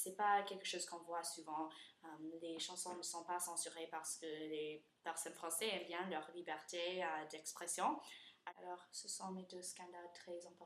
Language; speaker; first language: French; non-native, learner; English